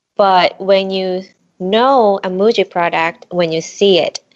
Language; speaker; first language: English; non-native, fluent; Japanese